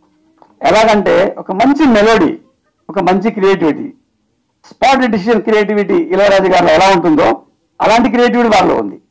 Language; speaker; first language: Telugu; native; Telugu